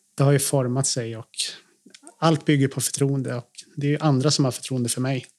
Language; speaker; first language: Swedish; native; Swedish